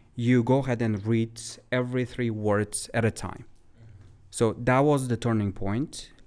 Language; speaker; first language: English; non-native, fluent; Uzbek